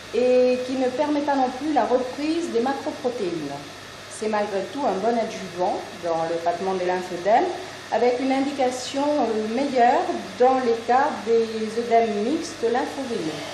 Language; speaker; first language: French; native; French